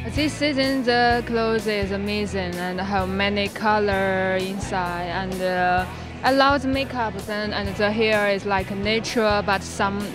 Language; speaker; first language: English; non-native, learner; Chinese